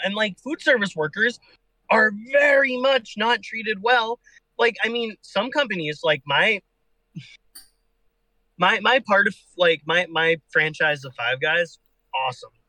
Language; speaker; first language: English; native; English